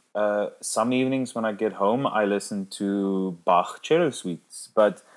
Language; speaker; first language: English; non-native, local second language; Afrikaans